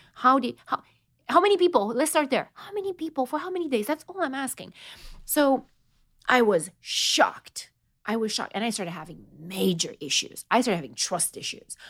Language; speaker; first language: English; non-native, fluent; Romanian